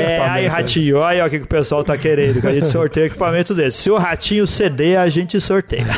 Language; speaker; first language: Portuguese; native; Portuguese